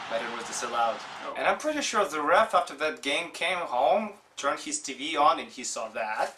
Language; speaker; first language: English; non-native, fluent; Russian